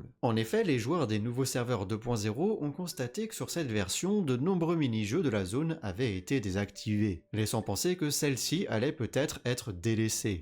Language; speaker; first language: French; native; French